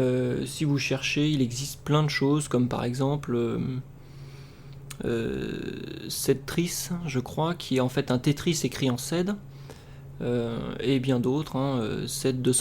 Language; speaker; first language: French; native; French